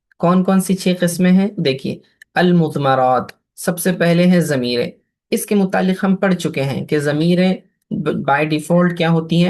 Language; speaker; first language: Urdu; native; Urdu